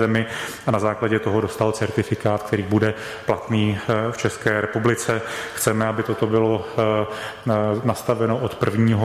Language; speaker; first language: Czech; native; Czech